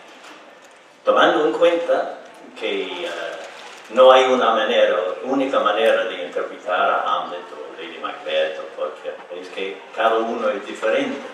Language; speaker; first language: Spanish; non-native, fluent; English